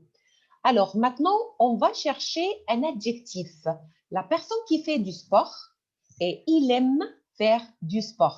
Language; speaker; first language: French; non-native, fluent; Arabic